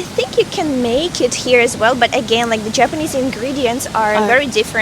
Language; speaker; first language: English; non-native, fluent; Russian